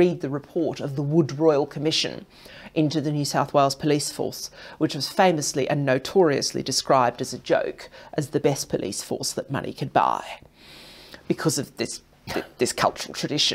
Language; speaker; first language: English; native; English